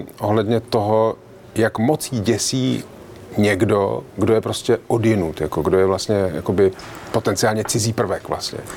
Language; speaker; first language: Czech; native; Czech